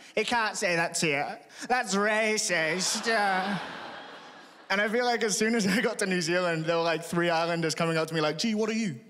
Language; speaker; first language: English; native; English